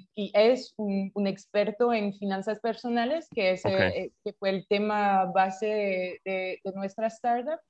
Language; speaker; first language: Spanish; non-native, fluent; French